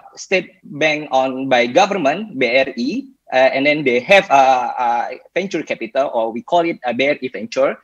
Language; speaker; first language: English; non-native, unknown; Indonesian